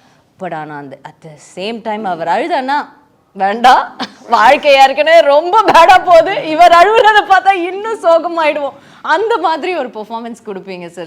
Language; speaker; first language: Tamil; native; Tamil